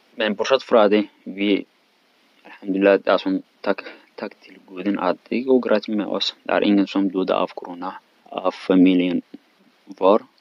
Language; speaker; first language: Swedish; non-native, learner; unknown